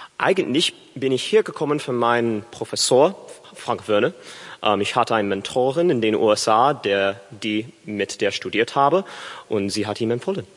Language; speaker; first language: German; non-native, learner; English